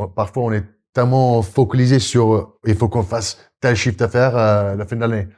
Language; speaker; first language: French; non-native, fluent; Afrikaans